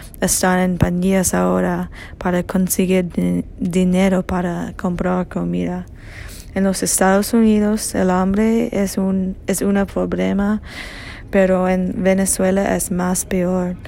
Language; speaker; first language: Spanish; non-native, learner; English